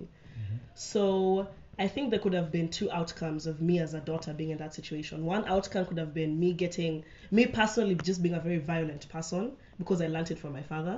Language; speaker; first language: English; non-native, local second language; Swahili